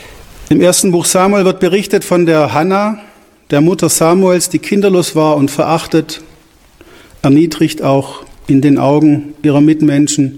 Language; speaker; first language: German; native; German